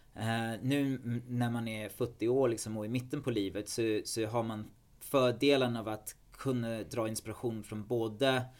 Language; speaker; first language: Swedish; non-native, fluent; English